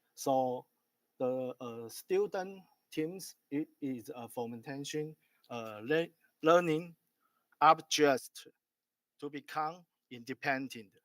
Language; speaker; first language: English; non-native, learner; Chinese